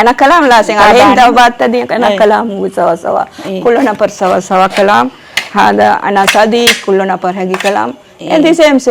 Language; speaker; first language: Arabic; non-native, learner; Sinhala